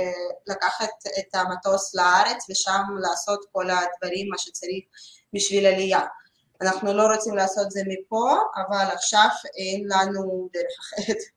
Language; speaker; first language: Hebrew; non-native, learner; Russian